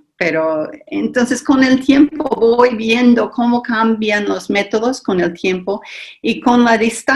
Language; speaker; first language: Spanish; non-native, fluent; English